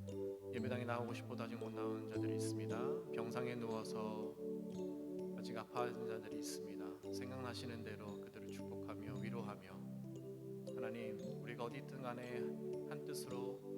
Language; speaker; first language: Korean; native; Korean